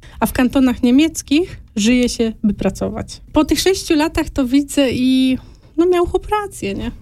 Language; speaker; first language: Polish; native; Polish